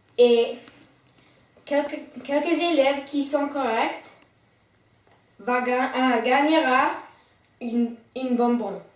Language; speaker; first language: French; non-native, learner; English